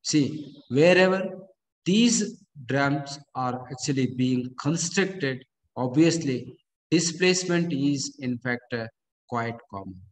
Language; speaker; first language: English; non-native, local second language; Kannada